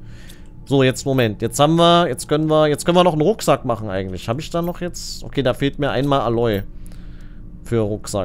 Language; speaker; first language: German; native; German